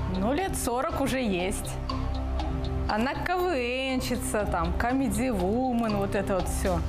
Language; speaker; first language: Russian; native; Russian